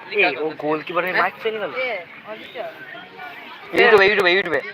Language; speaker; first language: Hindi; non-native, local second language; Bangla